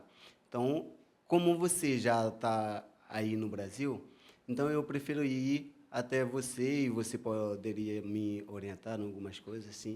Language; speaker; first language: Portuguese; non-native, fluent; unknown